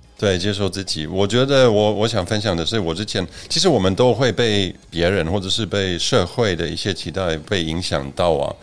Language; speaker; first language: Chinese; non-native, fluent; German